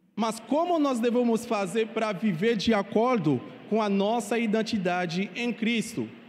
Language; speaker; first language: Portuguese; non-native, fluent; Haitian Creole